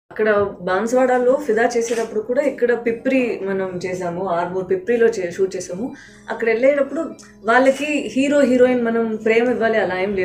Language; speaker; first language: Telugu; non-native, fluent; Tamil